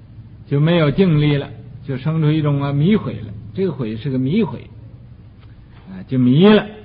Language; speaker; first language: Chinese; native; Chinese